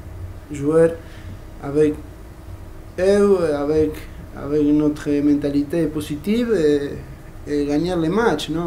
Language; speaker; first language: French; non-native, learner; Spanish